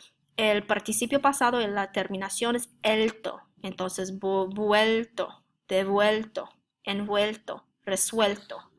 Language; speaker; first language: Spanish; non-native, fluent; English